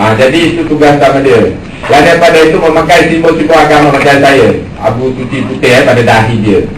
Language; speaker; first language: Malay; non-native, local second language; Tamil